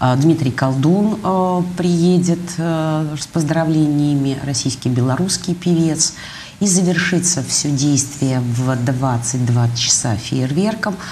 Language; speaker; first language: Russian; native; Russian